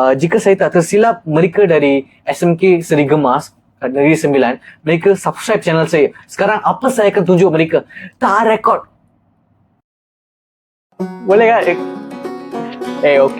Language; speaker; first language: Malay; non-native, local second language; Tamil